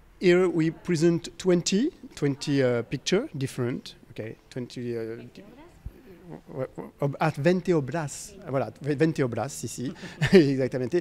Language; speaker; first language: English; non-native, fluent; French